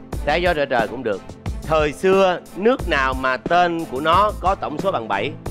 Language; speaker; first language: Vietnamese; native; Vietnamese